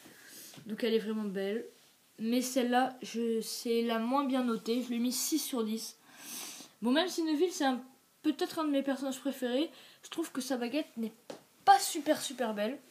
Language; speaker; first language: French; native; French